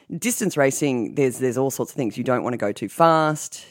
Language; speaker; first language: English; native; English